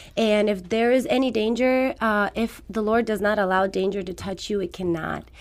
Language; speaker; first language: English; non-native, fluent; Persian